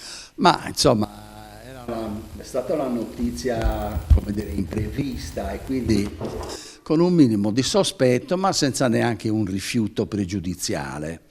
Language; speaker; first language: Italian; native; Italian